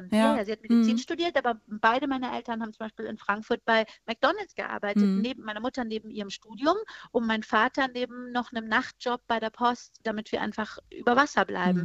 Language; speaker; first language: German; early bilingual, other home language; Persian